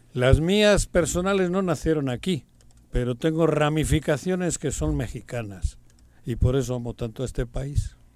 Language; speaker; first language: Spanish; native; Spanish